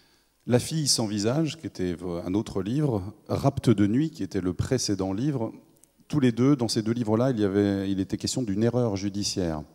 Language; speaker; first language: French; native; French